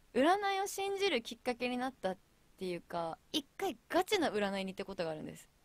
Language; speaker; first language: Japanese; native; Japanese